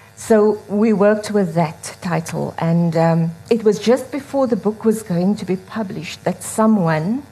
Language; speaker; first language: English; non-native, local second language; Afrikaans